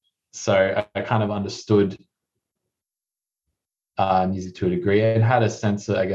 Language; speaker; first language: English; native; English